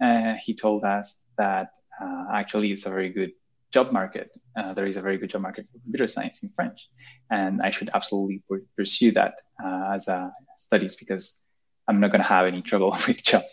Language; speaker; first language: English; non-native, fluent; Spanish